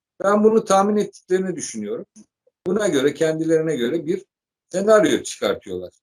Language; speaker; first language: Turkish; native; Turkish